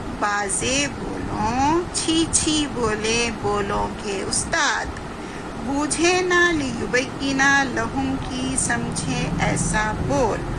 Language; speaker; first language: Urdu; native; Urdu